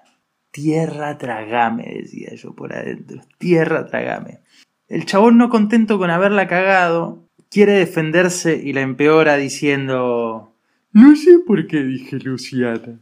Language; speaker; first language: Spanish; native; Spanish